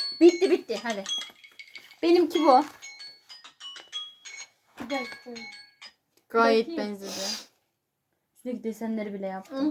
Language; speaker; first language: Turkish; native; Turkish